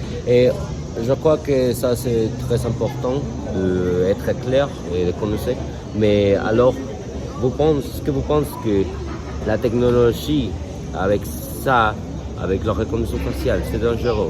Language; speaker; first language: French; non-native, learner; Spanish